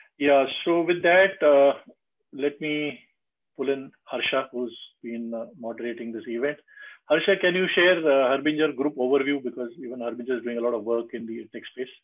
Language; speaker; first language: English; non-native, local second language; Marathi